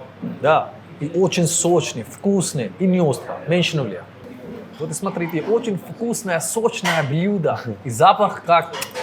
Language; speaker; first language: Russian; non-native, learner; Hindi